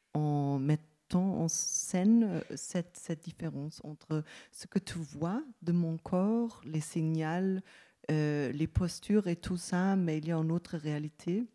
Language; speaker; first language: French; non-native, fluent; German